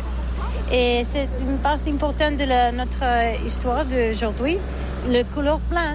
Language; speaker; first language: French; non-native, learner; Catalan